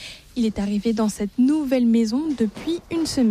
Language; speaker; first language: French; native; French